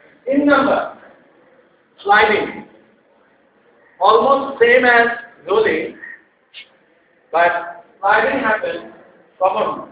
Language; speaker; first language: English; non-native, local second language; Bangla